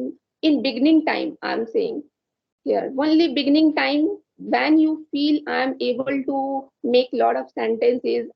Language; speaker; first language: English; non-native, learner; Hindi